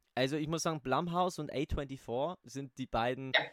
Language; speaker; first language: German; native; German